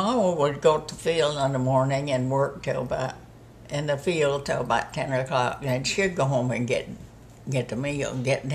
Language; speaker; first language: English; native; English